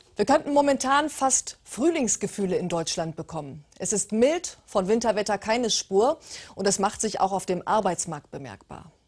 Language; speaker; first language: German; early bilingual, other home language; Turkish